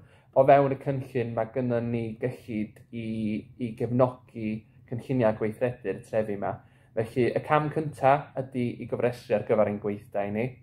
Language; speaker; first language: Welsh; native; Welsh